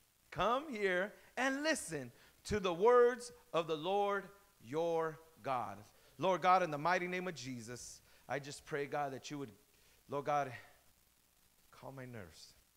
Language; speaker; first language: English; native; English